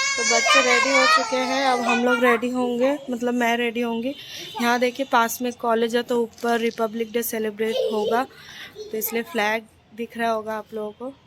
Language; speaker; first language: Hindi; non-native, local second language; Bangla